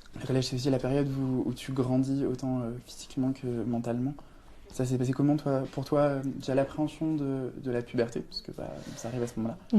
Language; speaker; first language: French; native; French